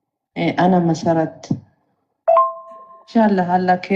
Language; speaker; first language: Arabic; non-native, learner; Amharic